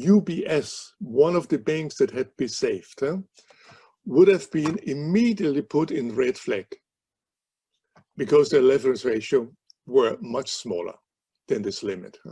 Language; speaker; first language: English; non-native, fluent; German